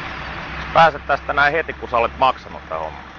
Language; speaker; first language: Finnish; native; Finnish